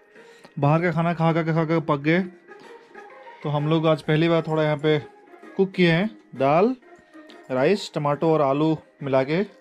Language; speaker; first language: Hindi; non-native, local second language; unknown